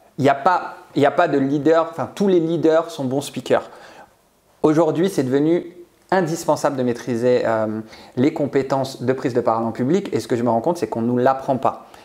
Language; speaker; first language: French; native; French